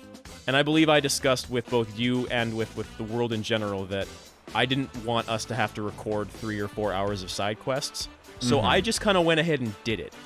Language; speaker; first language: English; native; English